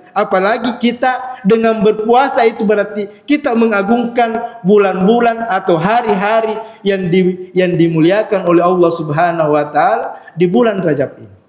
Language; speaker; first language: Malay; non-native, local second language; Buginese